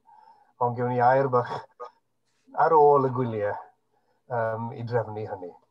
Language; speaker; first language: Welsh; native; Welsh